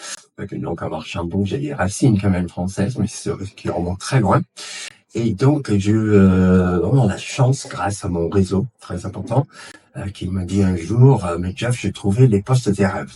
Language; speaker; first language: French; non-native, fluent; English